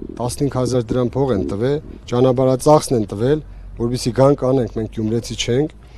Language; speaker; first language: Armenian; native; Armenian